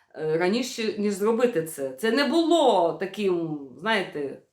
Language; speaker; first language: Ukrainian; non-native, local second language; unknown